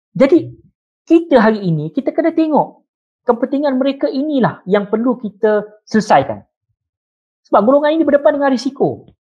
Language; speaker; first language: Malay; native; Malay